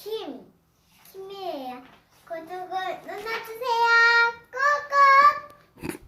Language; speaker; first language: Korean; early bilingual, heritage; Korean